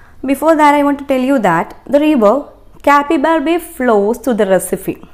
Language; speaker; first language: English; non-native, local second language; Malayalam